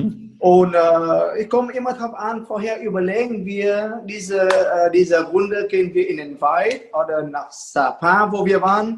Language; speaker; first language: German; non-native, fluent; Vietnamese